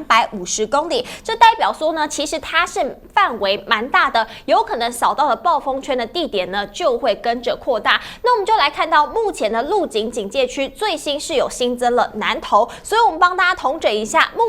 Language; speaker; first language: Chinese; native; Chinese